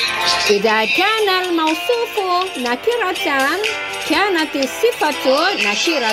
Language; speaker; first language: Arabic; non-native, fluent; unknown